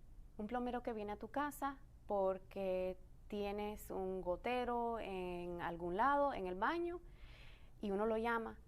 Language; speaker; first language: Spanish; early bilingual, other home language; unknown